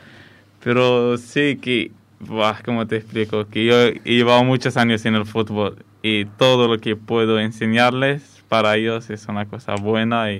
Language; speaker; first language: Spanish; non-native, fluent; Arabic